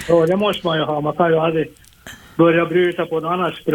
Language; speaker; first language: Swedish; native; Swedish